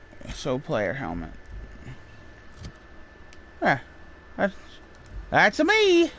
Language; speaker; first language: English; native; English